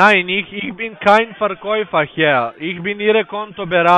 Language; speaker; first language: German; non-native, learner; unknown